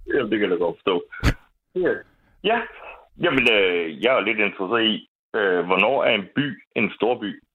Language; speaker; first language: Danish; native; Danish